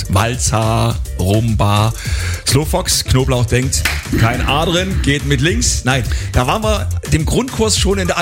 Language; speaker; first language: German; native; German